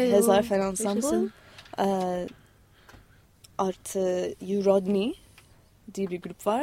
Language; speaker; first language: Turkish; non-native, fluent; English